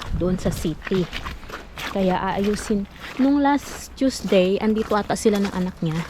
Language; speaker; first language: Filipino; non-native, local second language; Hiligaynon